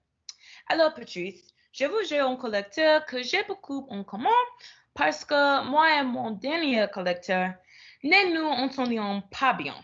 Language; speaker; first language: French; non-native, learner; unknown